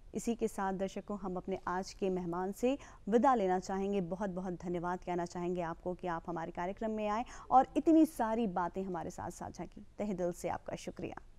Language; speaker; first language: Hindi; native; Hindi